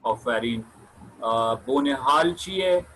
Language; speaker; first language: Persian; non-native, fluent; Urdu